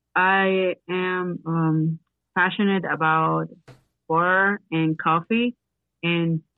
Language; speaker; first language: English; non-native, learner; Spanish